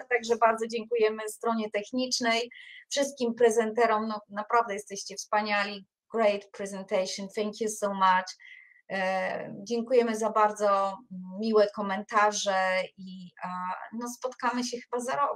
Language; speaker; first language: Polish; native; Polish